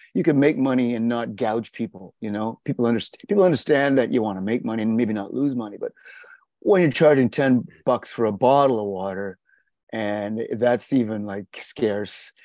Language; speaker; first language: English; native; English